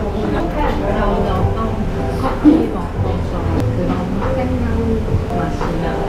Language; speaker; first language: Korean; non-native, learner; Chinese